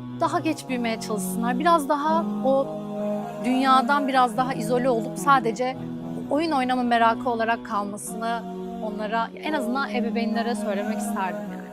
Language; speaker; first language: Turkish; native; Turkish